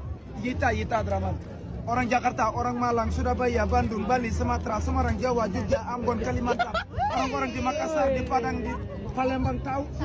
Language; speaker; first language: Indonesian; non-native, fluent; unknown